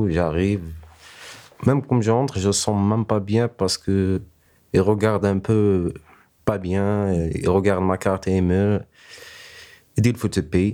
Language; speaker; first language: French; non-native, learner; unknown